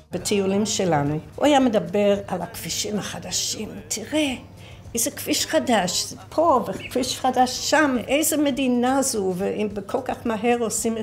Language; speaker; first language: Hebrew; non-native, fluent; English